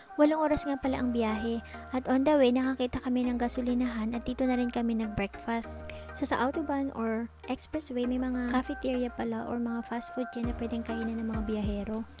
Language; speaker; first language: Filipino; native; Filipino